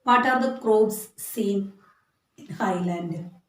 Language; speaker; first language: English; non-native, local second language; Malayalam